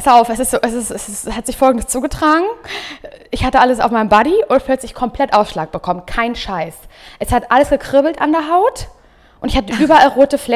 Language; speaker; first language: German; native; German